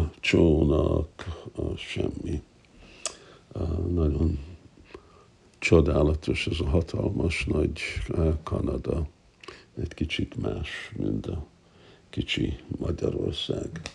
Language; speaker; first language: Hungarian; non-native, fluent; English